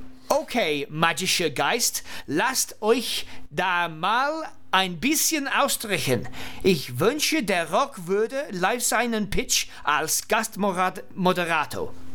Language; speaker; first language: German; non-native, learner; English